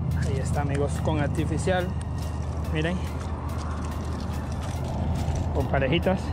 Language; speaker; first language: Spanish; native; Spanish